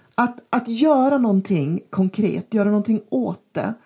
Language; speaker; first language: Swedish; native; Swedish